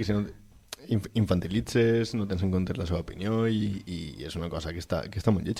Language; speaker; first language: Catalan; native; Catalan